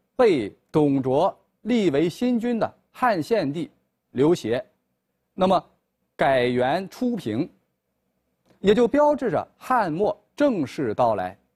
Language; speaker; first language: Chinese; native; Chinese